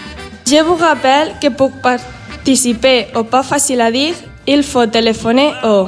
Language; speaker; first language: French; non-native, learner; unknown